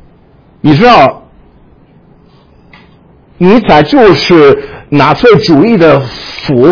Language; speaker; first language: Chinese; non-native, fluent; English